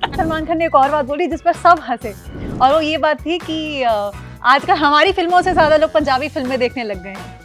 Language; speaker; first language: Hindi; native; Hindi